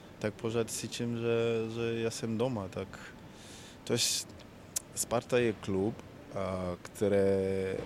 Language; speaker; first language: Czech; non-native, learner; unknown